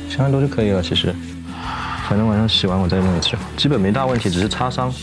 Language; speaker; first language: Chinese; native; Chinese